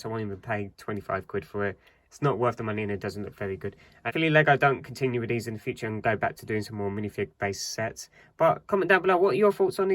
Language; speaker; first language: English; native; English